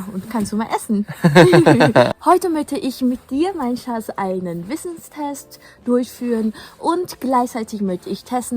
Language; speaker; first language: German; non-native, fluent; Vietnamese